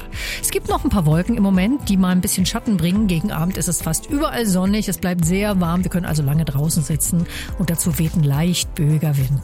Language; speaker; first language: German; native; German